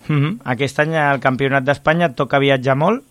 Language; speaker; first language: Catalan; native; Catalan